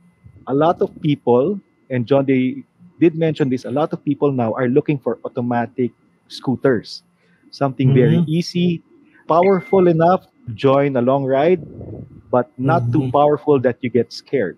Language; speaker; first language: English; non-native, local second language; Filipino